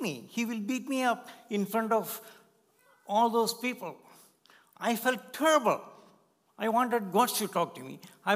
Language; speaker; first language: English; non-native, local second language; Malayalam